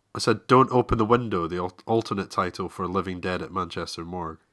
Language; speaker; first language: English; native; English